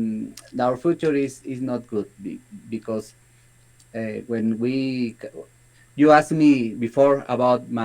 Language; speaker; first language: English; non-native, learner; Spanish